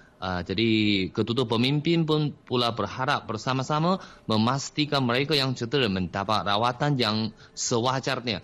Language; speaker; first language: Malay; non-native, fluent; Chinese